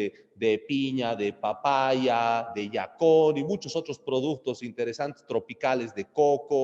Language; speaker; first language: Spanish; native; Spanish